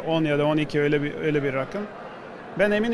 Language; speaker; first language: Turkish; non-native, fluent; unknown